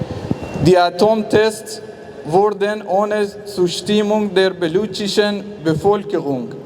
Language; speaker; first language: German; non-native, fluent; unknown